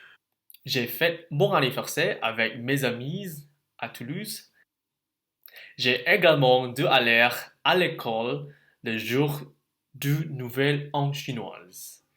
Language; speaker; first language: French; non-native, learner; Indonesian